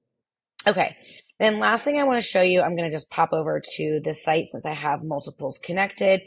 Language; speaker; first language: English; native; English